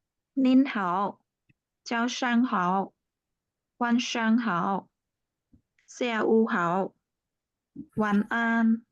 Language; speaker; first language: Chinese; non-native, learner; Khmer